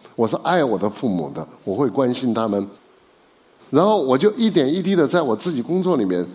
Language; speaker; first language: Chinese; native; Chinese